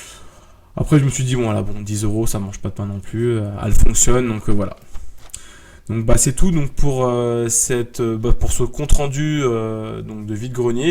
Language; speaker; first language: French; native; French